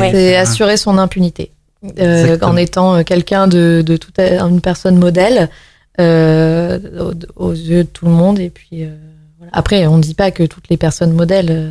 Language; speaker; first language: French; native; French